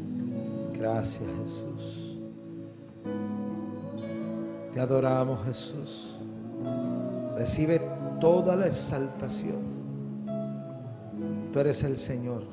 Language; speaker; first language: Spanish; native; Spanish